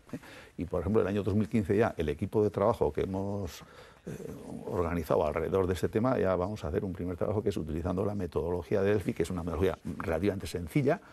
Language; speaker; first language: Spanish; native; Spanish